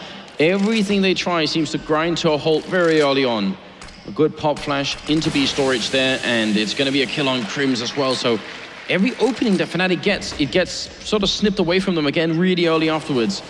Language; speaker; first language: English; non-native, fluent; Swedish